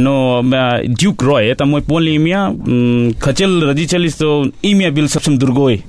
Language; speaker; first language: Russian; non-native, learner; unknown